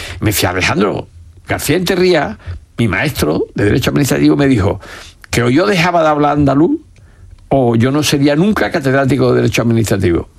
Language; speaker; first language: Spanish; native; Spanish